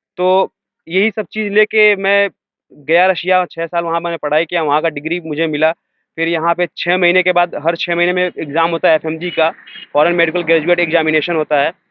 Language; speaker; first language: Hindi; native; Hindi